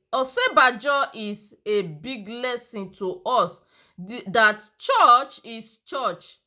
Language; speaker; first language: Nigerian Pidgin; non-native, local second language; Yoruba